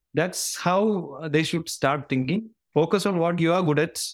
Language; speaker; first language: English; non-native, local second language; Malayalam